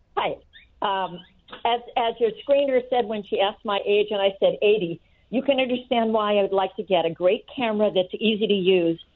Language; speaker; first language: English; non-native, fluent; Slovak